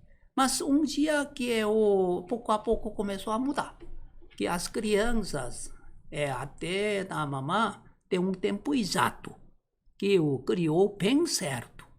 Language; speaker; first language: Portuguese; non-native, learner; Korean